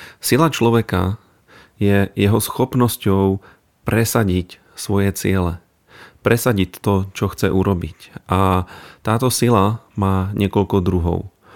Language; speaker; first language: Slovak; native; Slovak